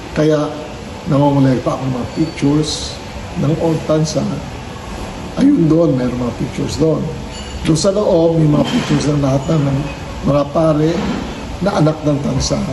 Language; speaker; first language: Filipino; native; Filipino